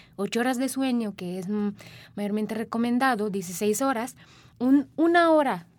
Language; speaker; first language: Spanish; non-native, fluent; Sinhala